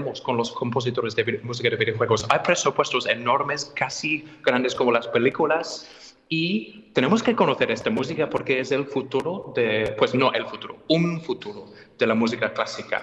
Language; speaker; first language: Spanish; non-native, fluent; English